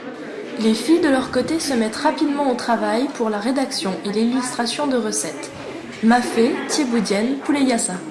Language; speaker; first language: French; native; French